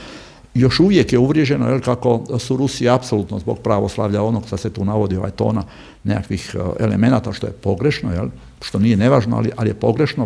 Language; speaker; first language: Croatian; native; Croatian